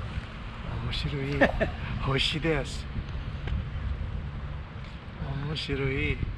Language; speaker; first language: Japanese; non-native, learner; English